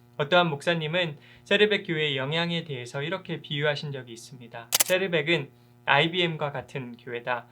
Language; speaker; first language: Korean; early bilingual, heritage; Korean